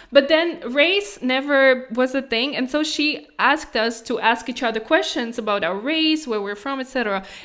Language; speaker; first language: English; non-native, fluent; Kazakh